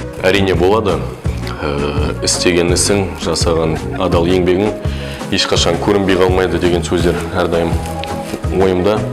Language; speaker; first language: Kazakh; native; Kazakh